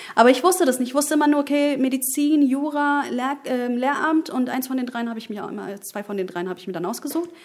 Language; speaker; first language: German; early bilingual, other home language; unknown